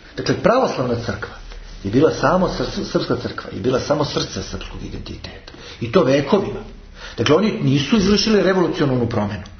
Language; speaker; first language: Serbian; native; Serbian